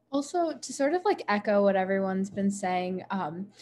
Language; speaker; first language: English; native; English